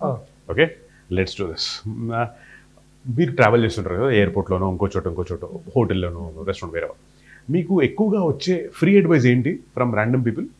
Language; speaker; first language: Telugu; native; Telugu